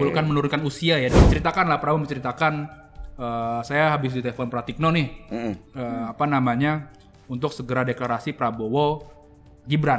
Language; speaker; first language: Indonesian; native; Indonesian